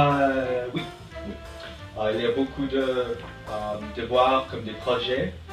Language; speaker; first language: French; non-native, learner; English